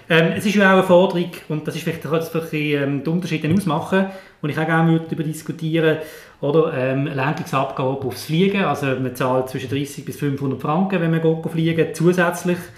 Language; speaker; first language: German; native; German